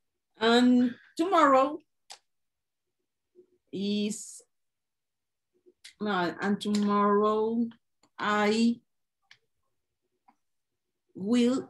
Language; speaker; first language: English; non-native, learner; Spanish